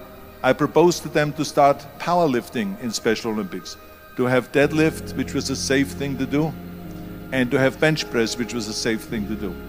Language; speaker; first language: English; non-native, fluent; German